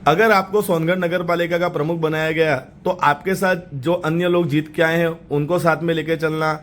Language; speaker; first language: Hindi; non-native, local second language; Gujarati